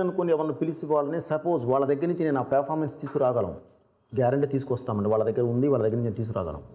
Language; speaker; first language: Telugu; native; Telugu